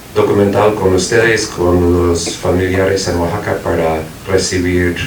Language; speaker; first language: Spanish; non-native, fluent; English